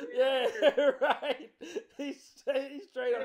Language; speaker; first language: English; native; English